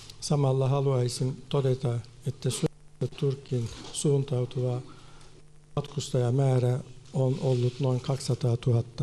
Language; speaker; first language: Finnish; non-native, fluent; Turkish